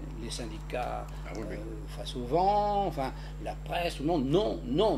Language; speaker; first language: French; native; French